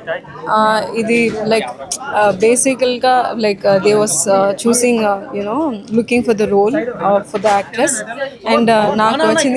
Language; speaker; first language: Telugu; non-native, learner; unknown